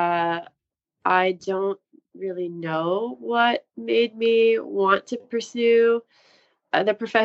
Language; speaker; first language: English; native; English